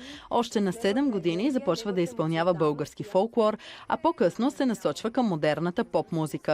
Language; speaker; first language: Bulgarian; native; Bulgarian